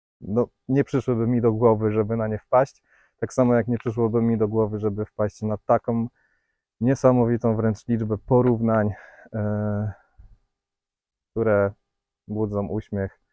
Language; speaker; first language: Polish; native; Polish